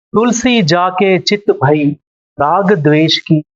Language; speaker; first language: Hindi; non-native, local second language; Telugu